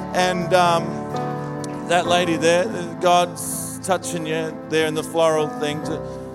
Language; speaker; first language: English; native; English